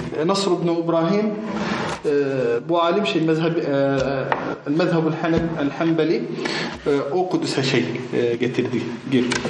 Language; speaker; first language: Turkish; non-native, fluent; Arabic